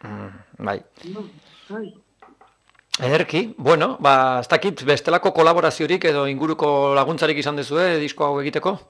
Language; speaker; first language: Basque; native; Basque